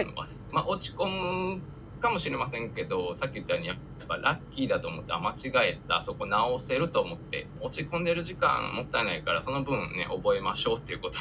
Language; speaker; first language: Japanese; native; Japanese